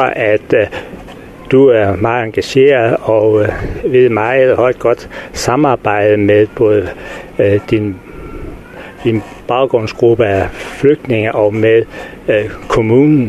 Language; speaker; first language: Danish; native; Danish